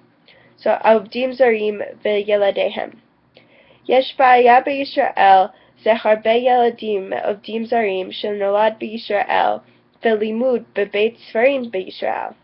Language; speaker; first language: Hebrew; non-native, learner; English